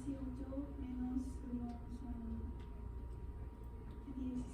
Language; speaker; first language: Spanish; non-native, learner; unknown